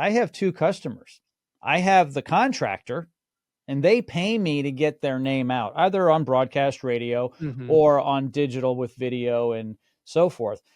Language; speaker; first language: English; native; English